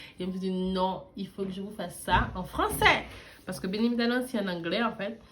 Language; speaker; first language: French; early bilingual, other home language; English